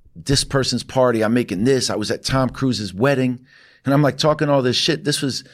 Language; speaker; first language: English; native; English